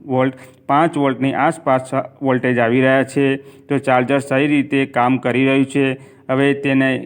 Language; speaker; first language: Gujarati; non-native, local second language; Hindi